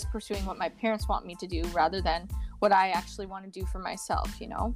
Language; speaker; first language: English; native; English